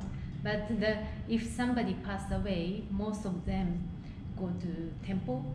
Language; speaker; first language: English; non-native, fluent; Japanese